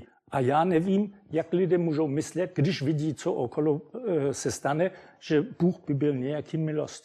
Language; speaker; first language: Czech; non-native, fluent; German